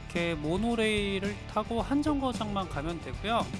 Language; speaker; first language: Korean; native; Korean